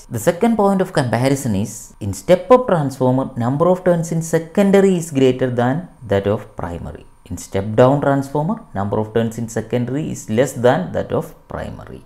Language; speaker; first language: English; non-native, local second language; Malayalam